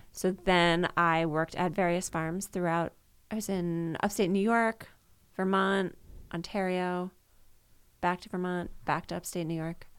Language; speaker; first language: English; native; English